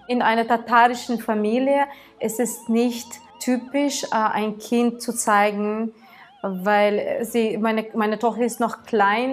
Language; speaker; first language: German; non-native, fluent; Tatar